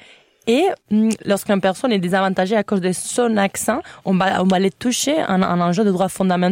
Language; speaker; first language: French; non-native, fluent; Spanish